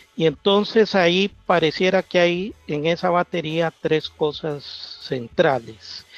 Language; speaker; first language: Spanish; native; Spanish